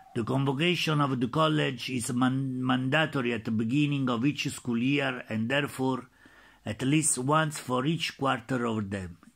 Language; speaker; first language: English; non-native, learner; Italian